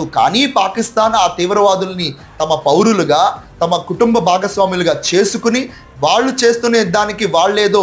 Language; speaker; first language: Telugu; native; Telugu